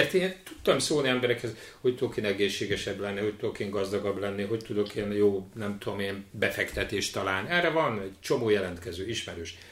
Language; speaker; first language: Hungarian; native; Hungarian